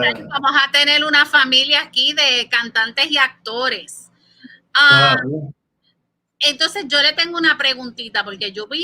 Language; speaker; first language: Spanish; early bilingual, heritage; Spanish